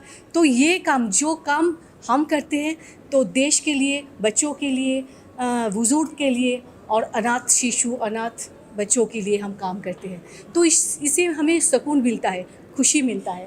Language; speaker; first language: Hindi; non-native, local second language; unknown